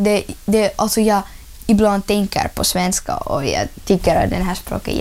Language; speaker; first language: Swedish; non-native, learner; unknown